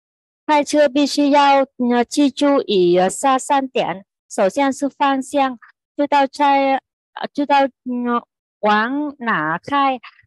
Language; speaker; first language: Chinese; non-native, fluent; Vietnamese